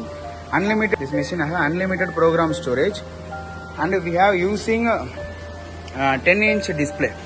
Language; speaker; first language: English; non-native, learner; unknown